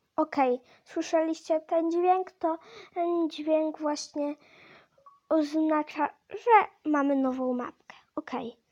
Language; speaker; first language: Polish; native; Polish